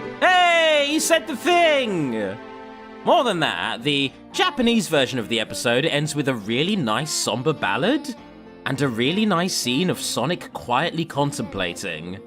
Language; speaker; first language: English; native; English